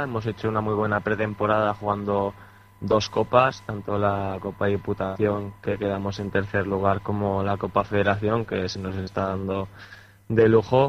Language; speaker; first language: Spanish; native; Spanish